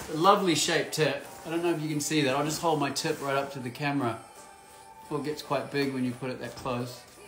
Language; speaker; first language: English; native; English